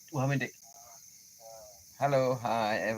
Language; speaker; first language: Hindi; non-native, local second language; Khasi